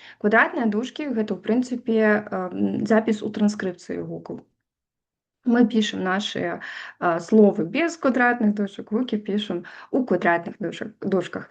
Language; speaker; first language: Belarusian; native; Belarusian